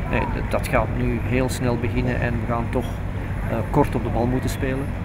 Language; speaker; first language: Dutch; native; Dutch